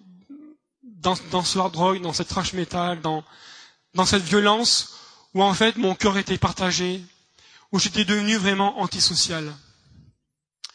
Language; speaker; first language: French; native; French